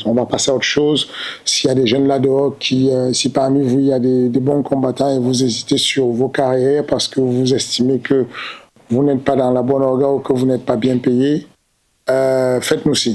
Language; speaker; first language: French; native; French